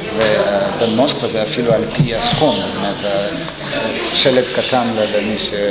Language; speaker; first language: Hebrew; non-native, fluent; Russian